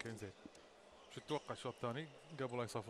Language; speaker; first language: Arabic; native; Arabic